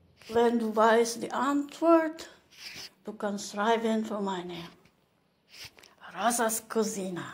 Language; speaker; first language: German; non-native, learner; Filipino